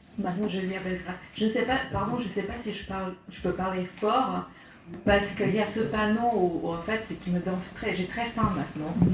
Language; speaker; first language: French; non-native, fluent; Serbian